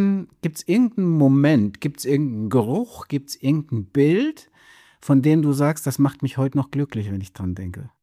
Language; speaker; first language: German; native; German